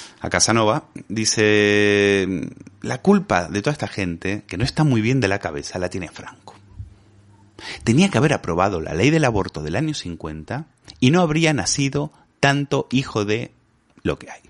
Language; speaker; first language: Spanish; native; Spanish